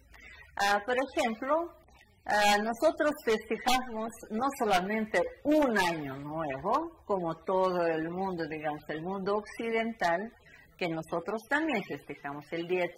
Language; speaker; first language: Spanish; non-native, fluent; Russian